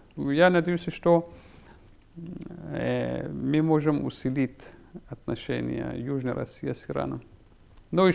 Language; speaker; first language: Russian; non-native, fluent; Persian